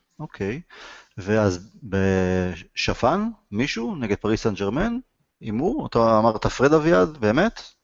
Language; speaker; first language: Hebrew; native; Hebrew